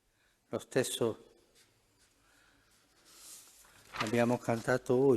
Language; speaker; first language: Italian; non-native, fluent; Spanish